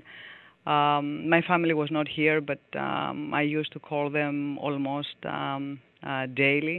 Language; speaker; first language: English; non-native, fluent; Greek